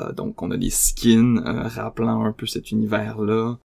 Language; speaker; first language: French; native; French